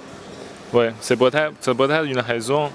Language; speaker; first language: French; non-native, learner; Chinese